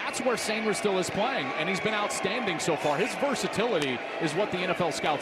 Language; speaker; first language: English; native; English